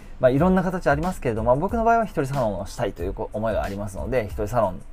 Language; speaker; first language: Japanese; native; Japanese